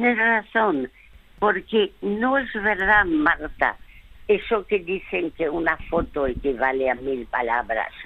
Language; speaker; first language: Spanish; early bilingual, other home language; French